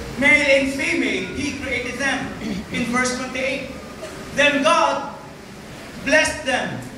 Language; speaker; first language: English; non-native, local second language; Filipino